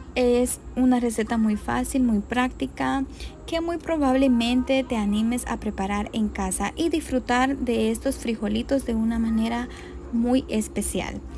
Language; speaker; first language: Spanish; native; Spanish